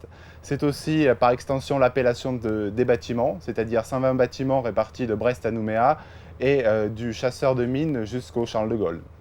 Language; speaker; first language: French; native; French